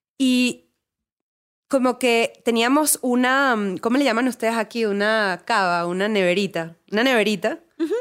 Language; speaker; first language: Spanish; native; Spanish